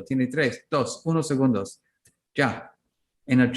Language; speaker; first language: Spanish; non-native, learner; English